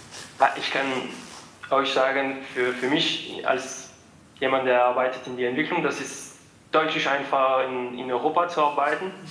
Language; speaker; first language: German; non-native, fluent; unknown